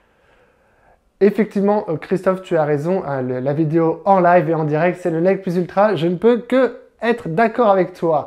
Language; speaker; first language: French; native; French